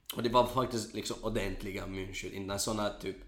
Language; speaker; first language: Swedish; non-native, learner; Kurdish